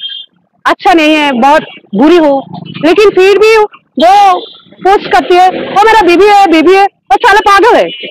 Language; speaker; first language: Hindi; non-native, learner; Bangla